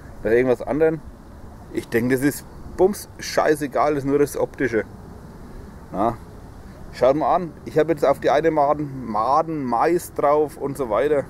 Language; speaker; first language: German; native; German